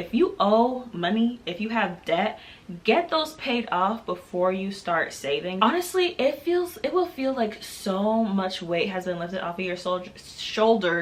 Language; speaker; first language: English; native; English